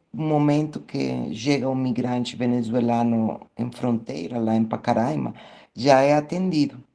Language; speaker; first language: Portuguese; non-native, fluent; Spanish